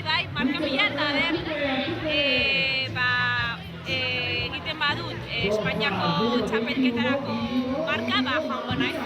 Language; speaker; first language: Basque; non-native, local second language; Spanish